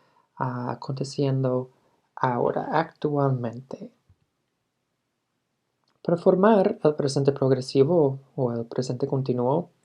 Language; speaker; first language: Spanish; non-native, fluent; English